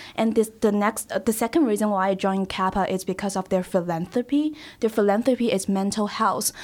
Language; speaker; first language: English; non-native, fluent; Chinese